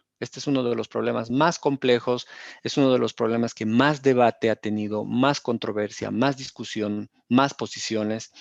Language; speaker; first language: Spanish; native; Spanish